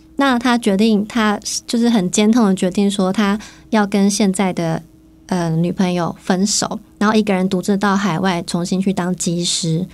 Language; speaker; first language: Chinese; native; Chinese